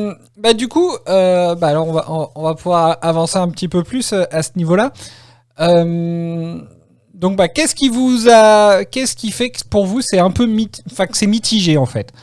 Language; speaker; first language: French; native; French